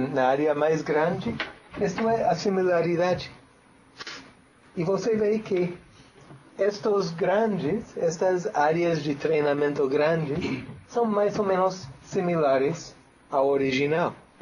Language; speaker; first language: Spanish; non-native, fluent; English